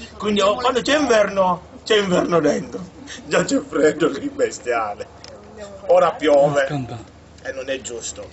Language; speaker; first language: Italian; non-native, fluent; English